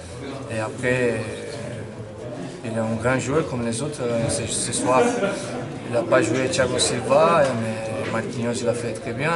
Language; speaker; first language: French; non-native, fluent; Portuguese